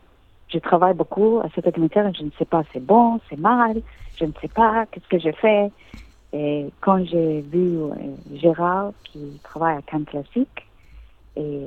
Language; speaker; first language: French; non-native, learner; English